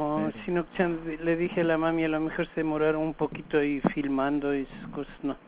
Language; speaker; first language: Spanish; native; Spanish